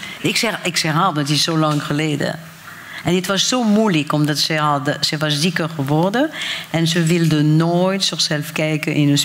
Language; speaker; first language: Dutch; non-native, fluent; French